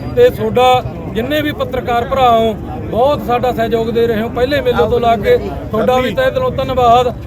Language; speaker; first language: Punjabi; native; Punjabi